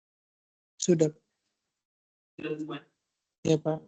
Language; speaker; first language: Indonesian; native; Indonesian